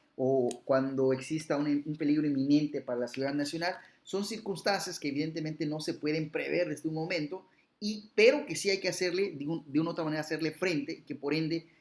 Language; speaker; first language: Spanish; native; Spanish